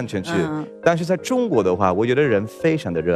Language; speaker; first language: Chinese; non-native, fluent; Swedish